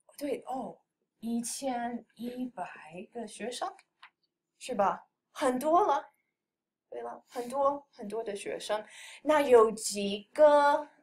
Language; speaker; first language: Chinese; non-native, fluent; English